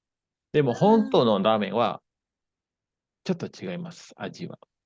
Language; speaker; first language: Japanese; non-native, fluent; Indonesian